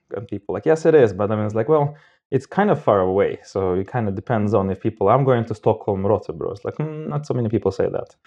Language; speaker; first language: English; non-native, fluent; Romanian